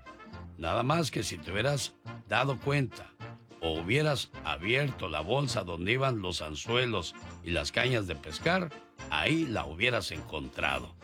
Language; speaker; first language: Spanish; native; Spanish